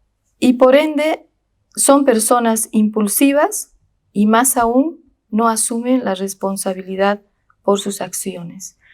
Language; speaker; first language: Spanish; native; Spanish